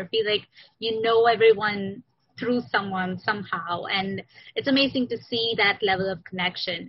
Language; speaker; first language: English; non-native, local second language; Sinhala